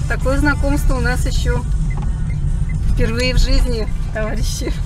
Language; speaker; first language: Russian; native; Russian